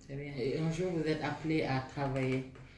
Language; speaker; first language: French; non-native, local second language; Wolof